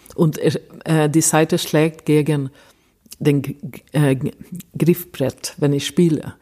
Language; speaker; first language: German; non-native, fluent; Swedish